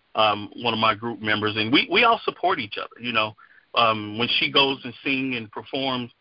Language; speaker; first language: English; native; English